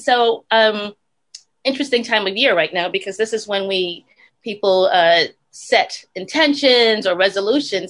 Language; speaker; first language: English; native; English